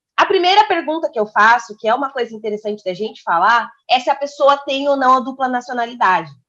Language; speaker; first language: Portuguese; native; Portuguese